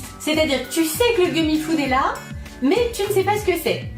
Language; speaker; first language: French; native; French